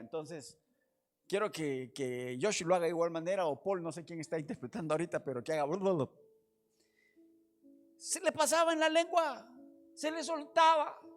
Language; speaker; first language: Spanish; native; Spanish